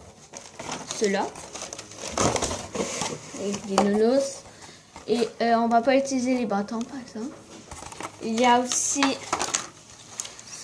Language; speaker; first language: French; native; French